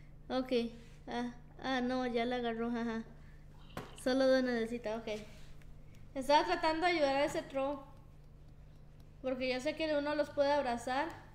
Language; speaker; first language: Spanish; native; Spanish